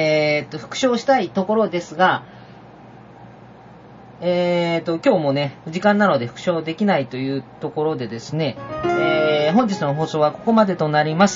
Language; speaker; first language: Japanese; native; Japanese